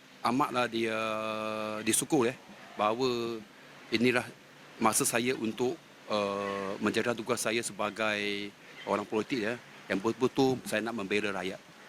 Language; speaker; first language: Malay; non-native, local second language; Chinese